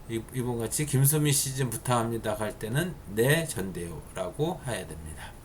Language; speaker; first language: Korean; native; Korean